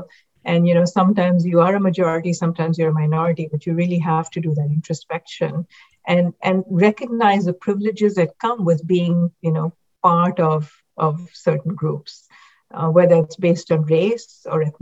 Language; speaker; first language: English; non-native, local second language; Hindi